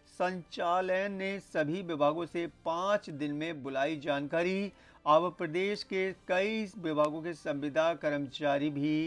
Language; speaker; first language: Hindi; native; Hindi